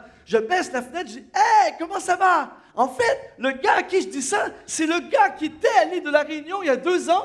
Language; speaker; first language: French; native; French